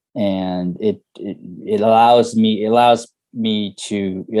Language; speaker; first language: English; native; English